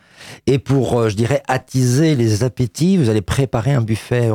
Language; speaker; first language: French; native; French